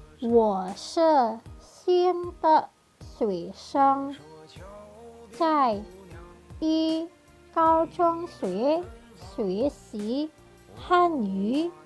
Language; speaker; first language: Chinese; non-native, fluent; Indonesian